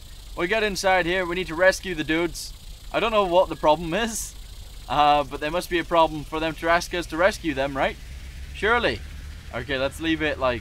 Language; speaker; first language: English; native; English